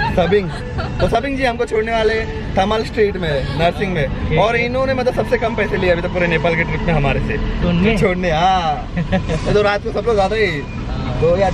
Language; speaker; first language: Hindi; native; Hindi